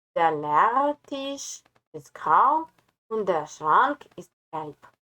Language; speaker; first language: German; non-native, learner; Ukrainian